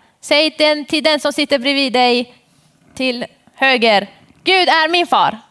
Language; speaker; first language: Swedish; non-native, fluent; Persian